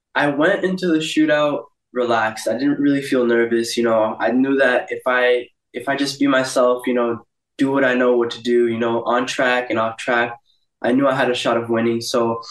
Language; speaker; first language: English; early bilingual, other home language; Portuguese